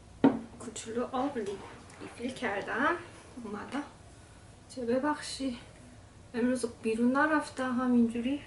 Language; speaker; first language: Persian; non-native, learner; Korean